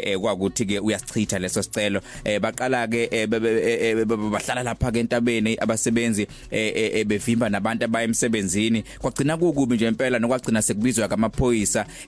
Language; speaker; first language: Zulu; native; Zulu